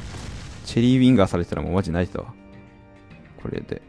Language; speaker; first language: Japanese; native; Japanese